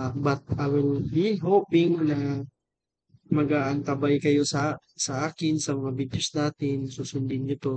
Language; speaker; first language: Filipino; non-native, local second language; Cebuano